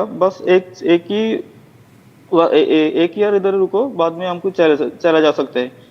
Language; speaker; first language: Hindi; non-native, local second language; Malayalam